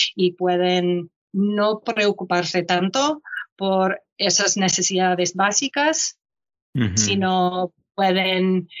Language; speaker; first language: Spanish; non-native, fluent; English